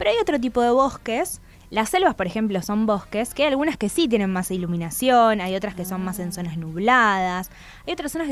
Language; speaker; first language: Spanish; native; Spanish